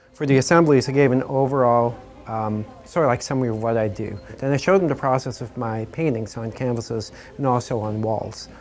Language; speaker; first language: English; native; English